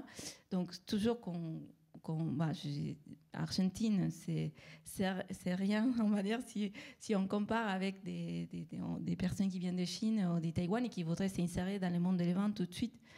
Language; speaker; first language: French; non-native, fluent; Spanish